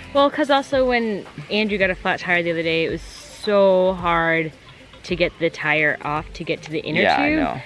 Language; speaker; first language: English; native; English